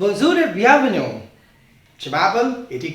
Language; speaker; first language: French; non-native, fluent; Hindi